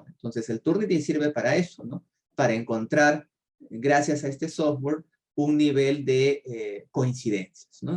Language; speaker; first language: Spanish; native; Spanish